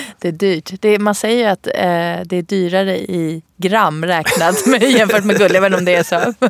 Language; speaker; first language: Swedish; early bilingual, other home language; Persian